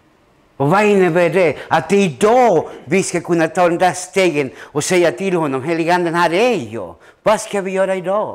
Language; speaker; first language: Swedish; non-native, fluent; Spanish